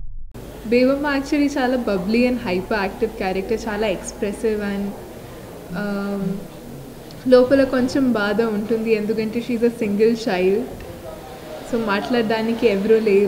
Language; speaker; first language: Telugu; non-native, fluent; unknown